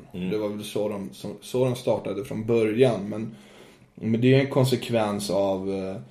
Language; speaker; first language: Swedish; native; Swedish